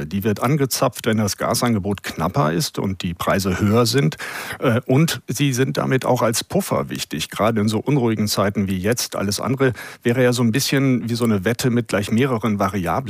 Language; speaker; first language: German; native; German